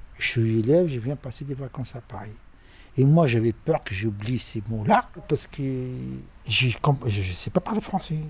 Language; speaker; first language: French; non-native, learner; Arabic